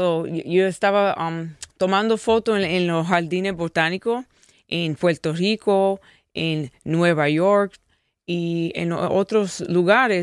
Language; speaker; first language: Spanish; early bilingual, heritage; English